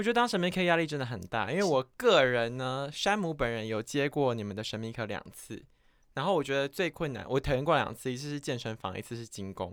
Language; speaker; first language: Chinese; native; Chinese